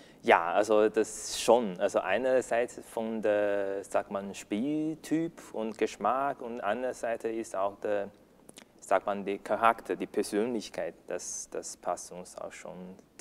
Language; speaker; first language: German; non-native, learner; Chinese